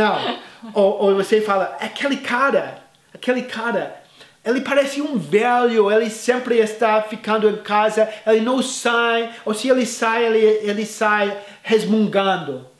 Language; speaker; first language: Portuguese; non-native, fluent; English